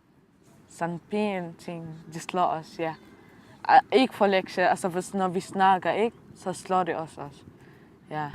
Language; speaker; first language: Danish; early bilingual, other home language; Arabic